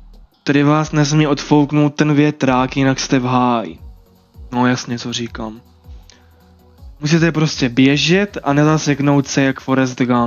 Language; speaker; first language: Czech; native; Czech